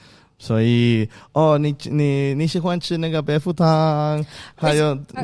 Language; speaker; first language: Chinese; non-native, learner; Spanish